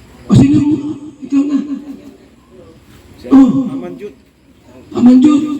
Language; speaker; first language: Filipino; native; Filipino